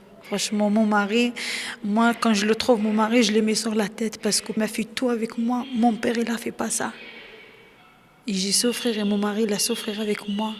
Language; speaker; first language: French; non-native, learner; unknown